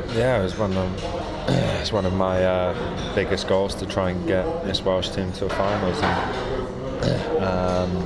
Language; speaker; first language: English; native; English